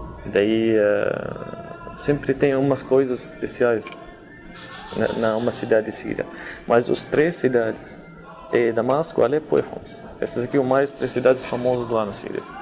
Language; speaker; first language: Portuguese; non-native, fluent; Arabic